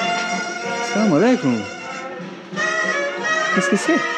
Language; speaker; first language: French; non-native, learner; Italian